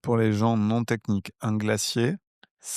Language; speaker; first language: French; native; French